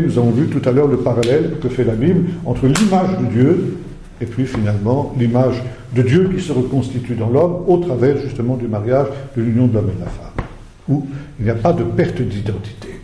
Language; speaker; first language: French; native; French